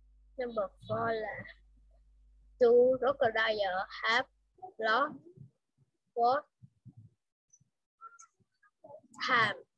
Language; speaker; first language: English; non-native, learner; Vietnamese